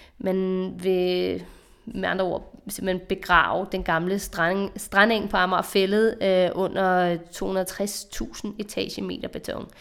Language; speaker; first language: Danish; native; Danish